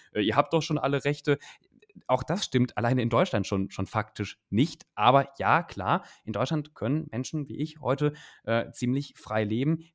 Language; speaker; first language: German; native; German